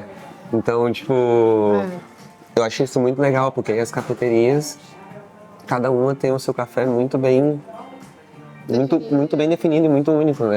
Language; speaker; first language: Portuguese; native; Portuguese